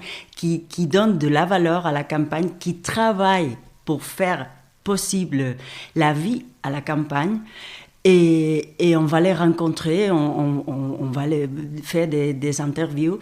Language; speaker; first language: French; non-native, fluent; Spanish